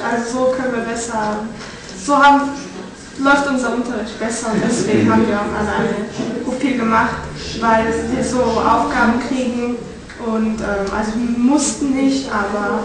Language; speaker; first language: German; non-native, learner; Croatian